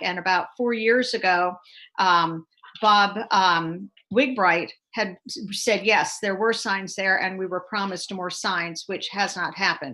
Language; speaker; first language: English; native; English